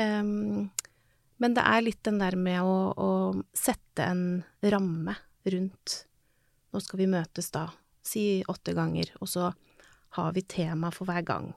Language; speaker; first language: Norwegian; native; Norwegian